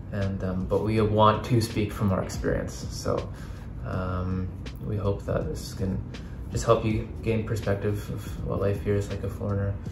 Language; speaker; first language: English; native; English